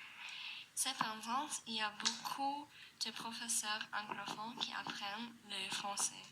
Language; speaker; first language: French; non-native, learner; English